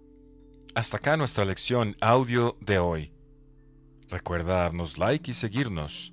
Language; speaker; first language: Spanish; native; Spanish